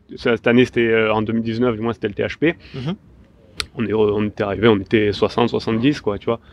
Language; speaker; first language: French; native; French